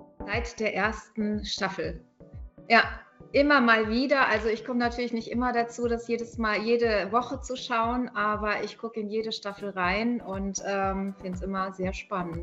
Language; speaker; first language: German; native; German